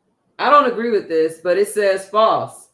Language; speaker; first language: English; native; English